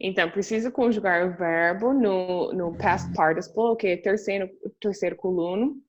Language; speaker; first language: Portuguese; non-native, fluent; English